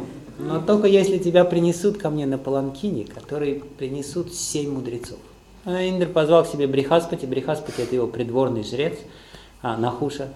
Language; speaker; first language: Russian; native; Russian